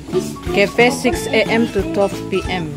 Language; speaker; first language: English; non-native, local second language; Malay